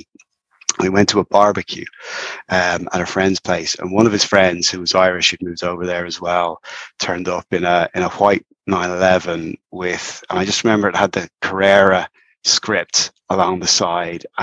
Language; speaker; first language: English; native; English